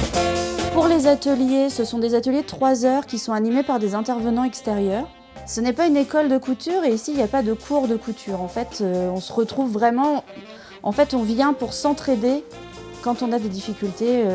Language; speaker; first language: French; native; French